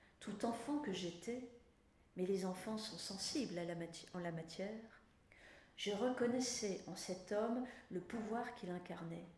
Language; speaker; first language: French; native; French